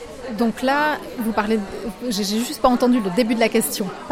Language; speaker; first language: French; native; French